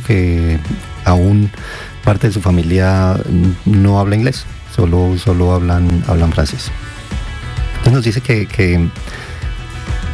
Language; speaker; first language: Spanish; non-native, fluent; English